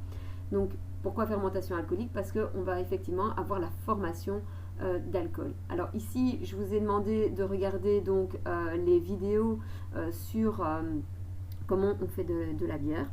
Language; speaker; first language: French; native; French